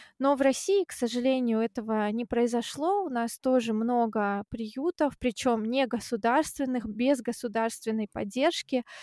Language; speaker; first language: Russian; native; Russian